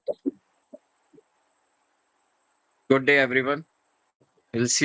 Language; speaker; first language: English; non-native, fluent; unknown